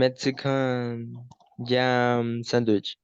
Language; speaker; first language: English; non-native, learner; Spanish